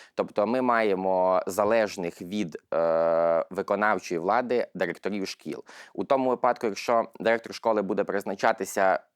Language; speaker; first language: Ukrainian; native; Ukrainian